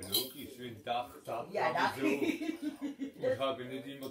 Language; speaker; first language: German; non-native, learner; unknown